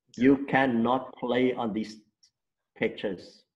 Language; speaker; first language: English; non-native, local second language; Afrikaans